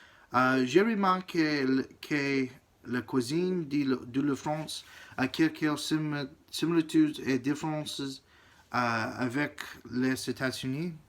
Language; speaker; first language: French; non-native, learner; English